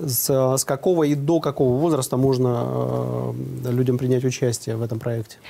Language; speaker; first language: Russian; native; Russian